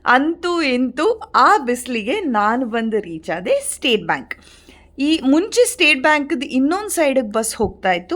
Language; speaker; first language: Kannada; non-native, local second language; Tulu